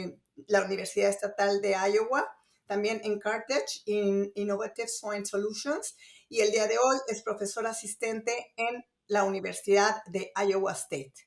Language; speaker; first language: Spanish; native; Spanish